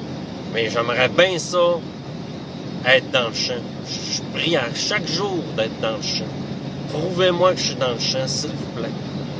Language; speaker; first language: French; native; French